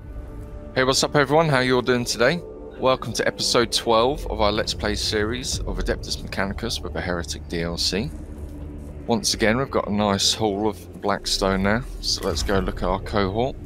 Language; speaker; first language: English; native; English